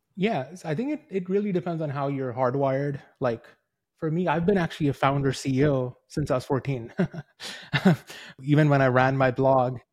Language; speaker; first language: English; early bilingual, other home language; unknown